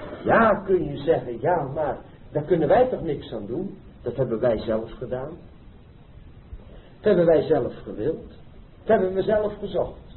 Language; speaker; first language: Dutch; native; Dutch